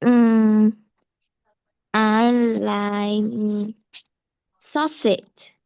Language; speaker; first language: English; non-native, learner; Vietnamese